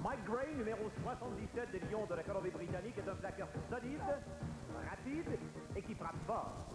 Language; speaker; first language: French; native; French